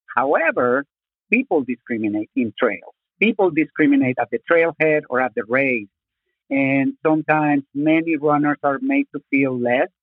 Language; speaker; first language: English; non-native, fluent; Spanish